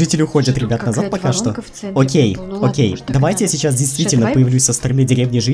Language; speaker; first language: Russian; native; Russian